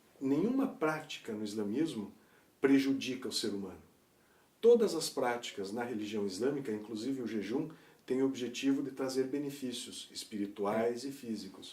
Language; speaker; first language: Portuguese; native; Portuguese